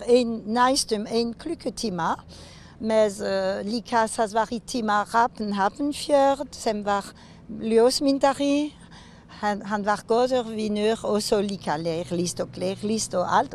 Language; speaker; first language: Icelandic; non-native, learner; French